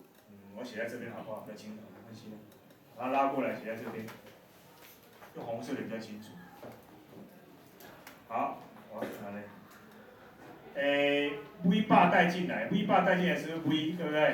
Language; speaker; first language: Chinese; native; Chinese